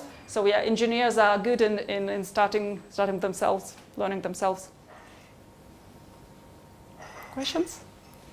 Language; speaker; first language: English; non-native, fluent; Hebrew